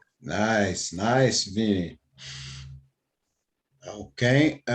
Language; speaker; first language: English; non-native, fluent; Portuguese